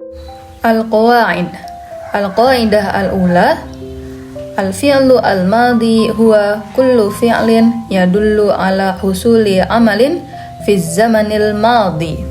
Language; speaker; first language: Arabic; non-native, fluent; Indonesian